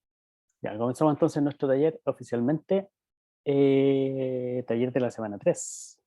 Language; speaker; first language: Spanish; native; Spanish